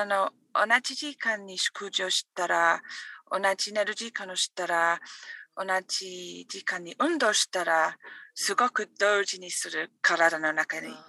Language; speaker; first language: Japanese; non-native, learner; English